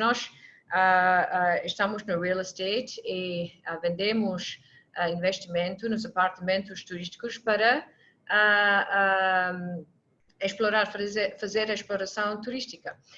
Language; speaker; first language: Portuguese; non-native, fluent; English